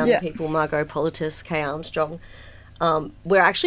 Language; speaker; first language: English; native; English